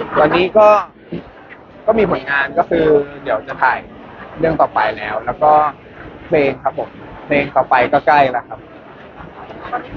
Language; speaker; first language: Thai; native; Thai